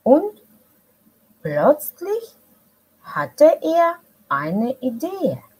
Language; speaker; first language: German; non-native, fluent; Russian